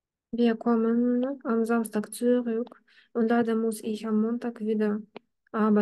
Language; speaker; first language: German; non-native, fluent; Ukrainian